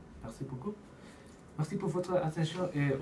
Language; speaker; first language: French; non-native, learner; Dutch